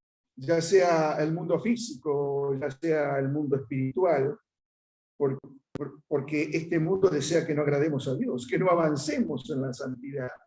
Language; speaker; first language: Spanish; native; Spanish